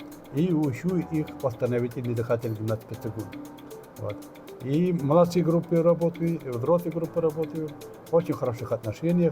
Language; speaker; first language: Russian; non-native, local second language; Tatar